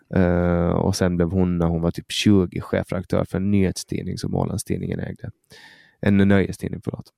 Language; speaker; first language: Swedish; native; Swedish